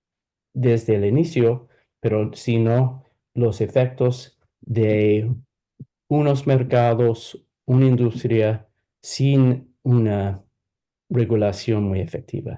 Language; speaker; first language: Spanish; non-native, fluent; English